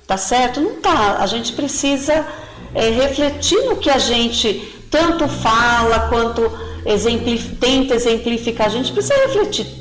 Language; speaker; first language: Portuguese; native; Portuguese